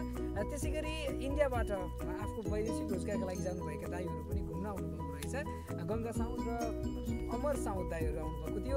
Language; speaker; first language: Nepali; native; Nepali